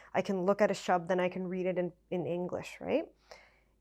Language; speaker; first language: Punjabi; early bilingual, heritage; Punjabi